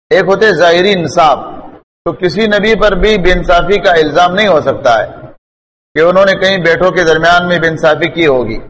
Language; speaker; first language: Urdu; non-native, local second language; Pashto